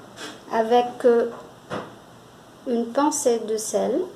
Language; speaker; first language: French; non-native, fluent; Portuguese